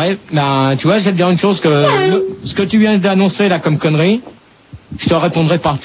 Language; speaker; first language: French; native; French